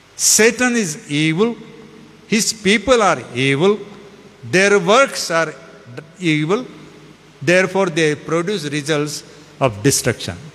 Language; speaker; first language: English; non-native, local second language; Marathi